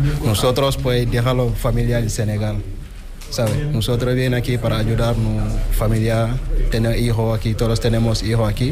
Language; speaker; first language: Spanish; non-native, learner; Wolof